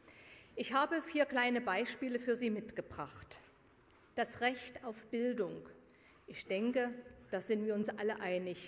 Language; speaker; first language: German; native; German